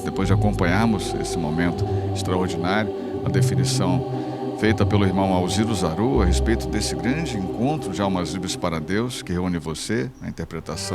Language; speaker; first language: Portuguese; native; Portuguese